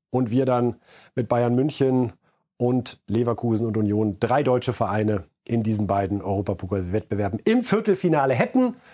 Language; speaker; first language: German; native; German